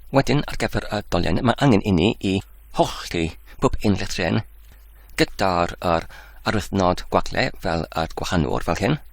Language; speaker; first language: Welsh; non-native, learner; Dutch